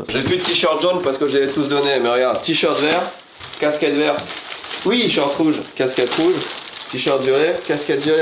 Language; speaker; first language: French; native; French